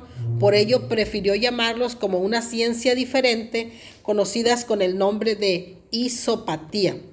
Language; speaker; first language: Spanish; native; Spanish